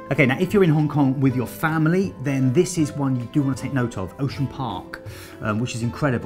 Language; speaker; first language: English; native; English